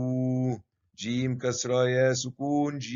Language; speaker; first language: Arabic; non-native, fluent; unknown